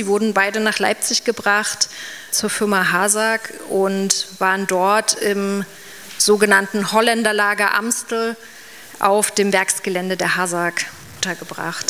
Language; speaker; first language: German; native; German